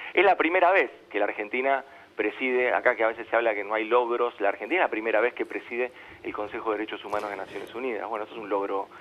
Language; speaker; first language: Spanish; native; Spanish